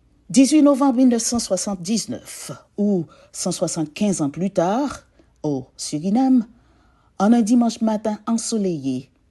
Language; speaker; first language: French; non-native, local second language; Haitian Creole